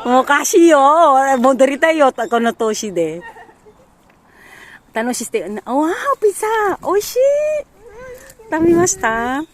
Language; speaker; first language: Japanese; early bilingual, other home language; Filipino